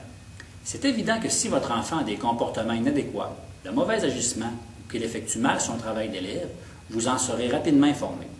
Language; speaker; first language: French; native; French